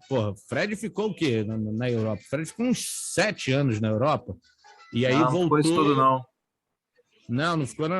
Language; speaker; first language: Portuguese; native; Portuguese